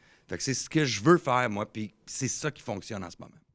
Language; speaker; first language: French; native; French